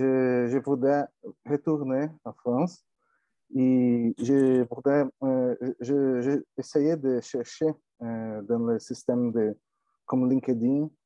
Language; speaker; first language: French; non-native, learner; Portuguese